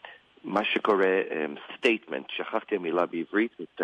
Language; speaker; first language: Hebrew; non-native, learner; English